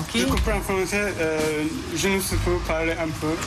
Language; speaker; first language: French; non-native, learner; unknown